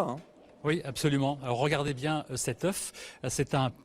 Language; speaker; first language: French; native; French